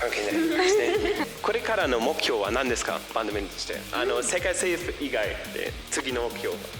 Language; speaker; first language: Japanese; non-native, fluent; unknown